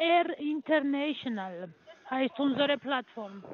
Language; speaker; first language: German; non-native, learner; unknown